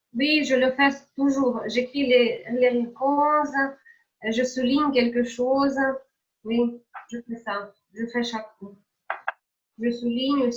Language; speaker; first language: French; non-native, fluent; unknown